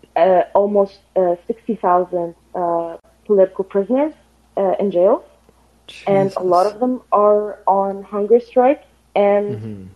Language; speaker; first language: English; non-native, fluent; Arabic